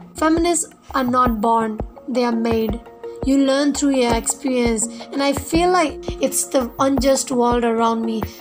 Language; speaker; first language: English; non-native, fluent; Burmese